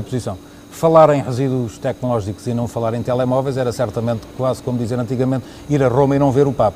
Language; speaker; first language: Portuguese; native; Portuguese